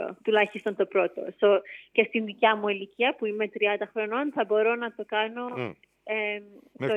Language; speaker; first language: Greek; early bilingual, heritage; Greek